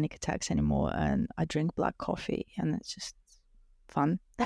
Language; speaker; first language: English; non-native, fluent; Russian